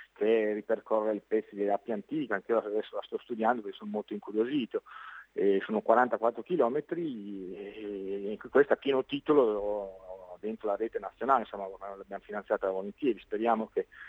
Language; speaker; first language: Italian; native; Italian